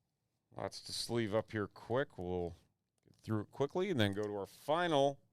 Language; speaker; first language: English; native; English